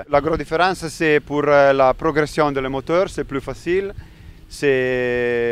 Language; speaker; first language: French; non-native, learner; Italian